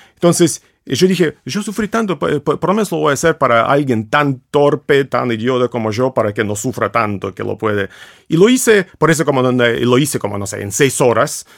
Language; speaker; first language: Spanish; non-native, fluent; Russian